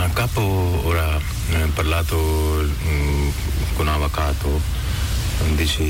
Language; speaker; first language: Italian; non-native, learner; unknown